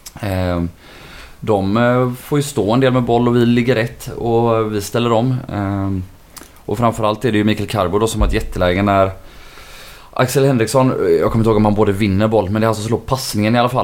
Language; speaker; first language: Swedish; native; Swedish